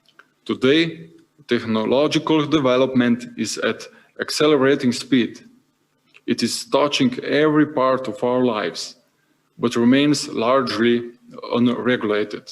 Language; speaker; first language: English; non-native, fluent; Slovenian